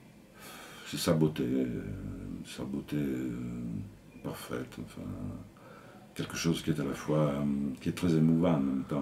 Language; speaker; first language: French; native; French